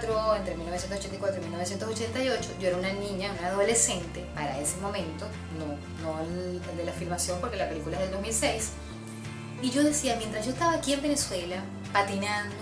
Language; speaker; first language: Spanish; native; Spanish